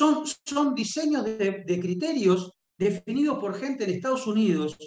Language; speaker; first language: Spanish; native; Spanish